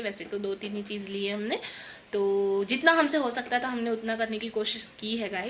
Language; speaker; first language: Hindi; native; Hindi